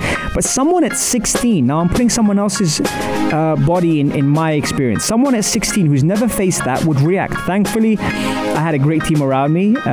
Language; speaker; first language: English; native; English